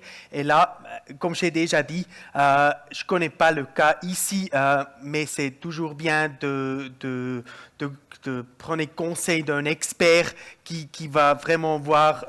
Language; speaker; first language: French; non-native, local second language; German